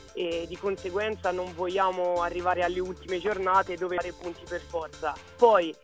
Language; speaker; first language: Italian; early bilingual, other home language; French